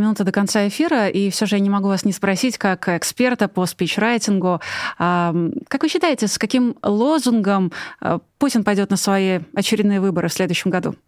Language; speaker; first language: Russian; native; Russian